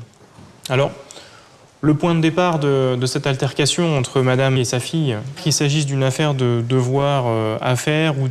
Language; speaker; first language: French; native; French